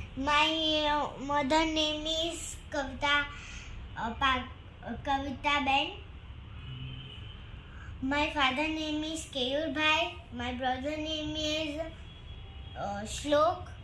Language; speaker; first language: English; non-native, learner; Gujarati